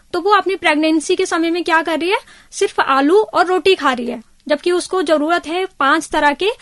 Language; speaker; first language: Hindi; native; Hindi